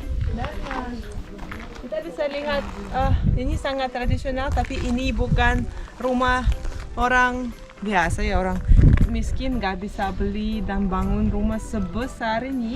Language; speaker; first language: Indonesian; non-native, fluent; Russian